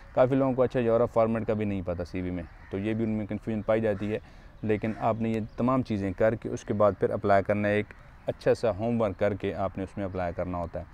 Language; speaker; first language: Urdu; non-native, local second language; Punjabi